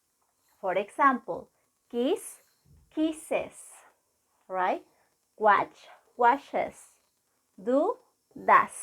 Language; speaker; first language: English; non-native, fluent; Spanish